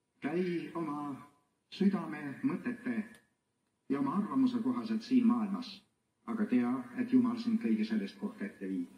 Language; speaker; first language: Estonian; native; Estonian